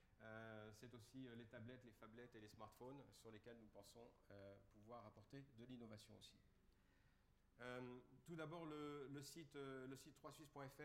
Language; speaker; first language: French; native; French